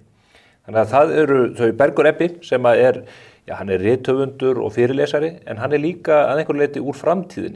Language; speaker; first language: Icelandic; native; Icelandic